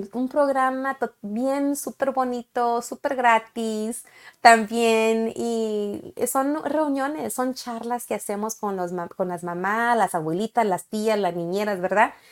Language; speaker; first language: Spanish; early bilingual, heritage; Spanish